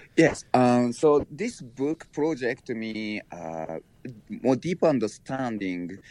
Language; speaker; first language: English; non-native, learner; Japanese